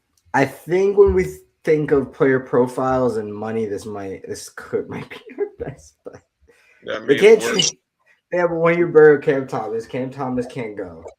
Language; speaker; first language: English; native; English